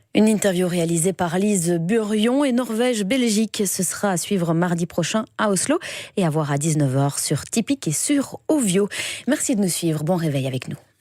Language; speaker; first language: French; native; French